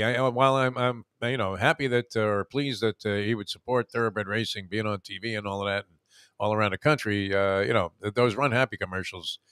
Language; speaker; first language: English; native; English